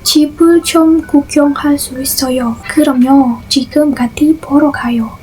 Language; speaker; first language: Korean; non-native, learner; Indonesian